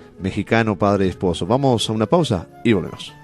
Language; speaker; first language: Spanish; native; Spanish